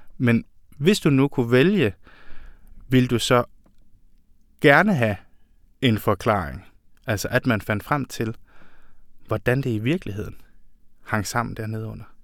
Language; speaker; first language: Danish; native; Danish